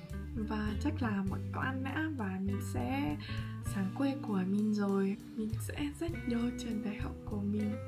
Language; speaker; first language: Vietnamese; non-native, fluent; Russian